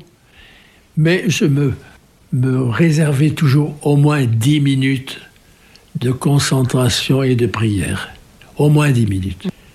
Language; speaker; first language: French; native; French